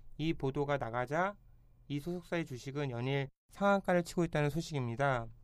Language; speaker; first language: Korean; native; Korean